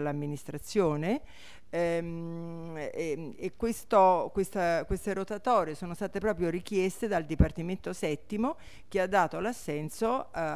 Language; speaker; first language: Italian; native; Italian